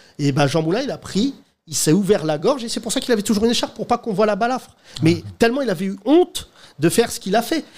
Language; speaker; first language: French; native; French